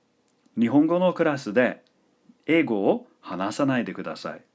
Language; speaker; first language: Japanese; non-native, fluent; English